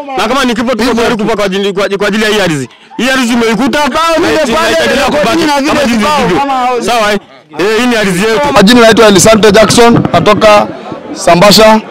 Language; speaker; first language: Swahili; non-native, local second language; Masai